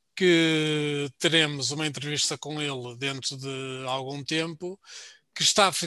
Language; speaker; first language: Portuguese; native; Portuguese